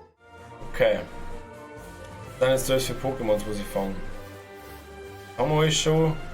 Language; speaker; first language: German; native; German